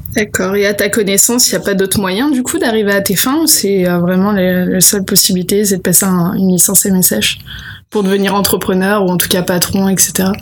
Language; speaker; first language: French; native; French